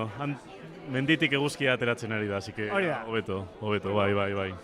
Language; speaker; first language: Basque; non-native, local second language; Spanish